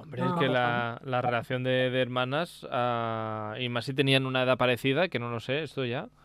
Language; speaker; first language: Spanish; native; Spanish